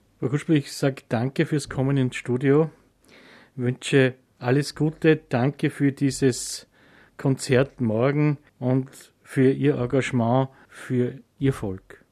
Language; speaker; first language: German; native; German